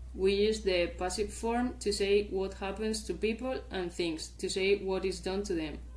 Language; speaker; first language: English; non-native, fluent; Spanish